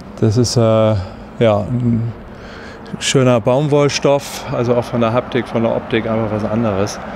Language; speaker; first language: German; native; German